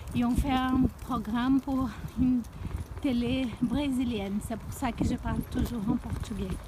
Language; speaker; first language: French; non-native, fluent; Portuguese